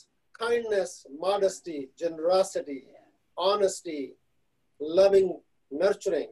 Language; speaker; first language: English; non-native, local second language; Hindi